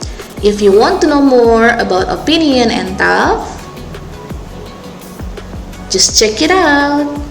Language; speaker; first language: English; non-native, local second language; Indonesian